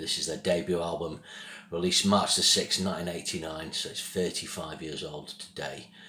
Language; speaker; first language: English; native; English